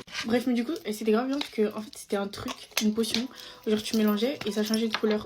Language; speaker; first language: French; native; French